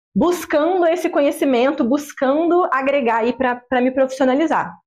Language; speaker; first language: Portuguese; native; Portuguese